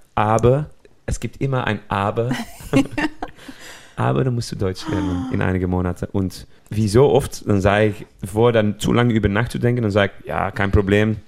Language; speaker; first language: German; non-native, fluent; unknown